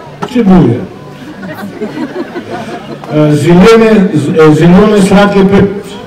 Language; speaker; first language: Russian; non-native, learner; Greek